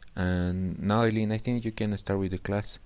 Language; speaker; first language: English; non-native, fluent; Spanish